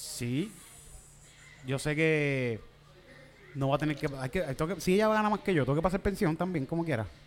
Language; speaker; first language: Spanish; native; Spanish